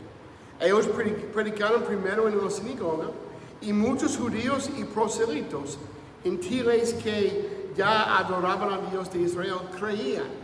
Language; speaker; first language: Spanish; non-native, fluent; English